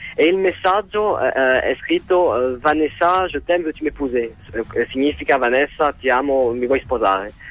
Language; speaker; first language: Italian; non-native, fluent; French